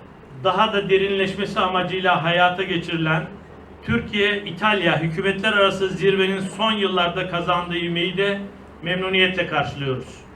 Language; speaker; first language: Turkish; native; Turkish